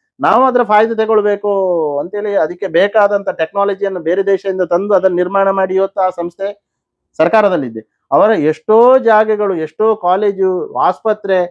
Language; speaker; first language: Kannada; non-native, local second language; Konkani